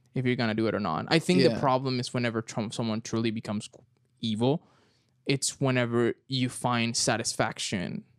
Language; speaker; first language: English; non-native, fluent; Spanish